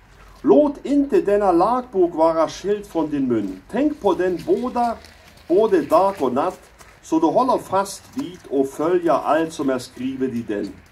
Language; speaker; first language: Swedish; non-native, learner; German